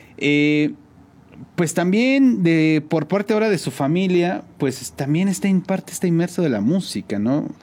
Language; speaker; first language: Spanish; native; Spanish